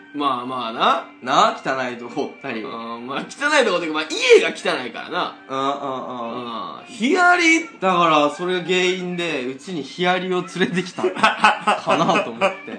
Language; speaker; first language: Japanese; native; Japanese